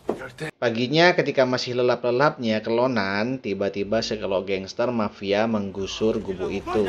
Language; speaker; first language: Indonesian; native; Indonesian